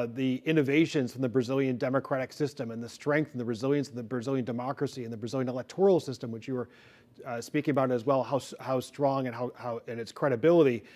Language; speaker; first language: English; native; English